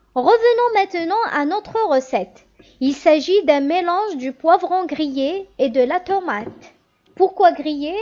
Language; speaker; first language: French; non-native, local second language; Kabyle